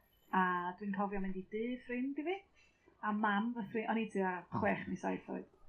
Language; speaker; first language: Welsh; native; Welsh